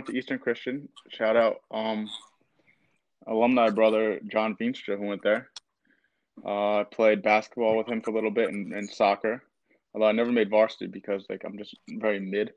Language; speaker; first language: English; native; English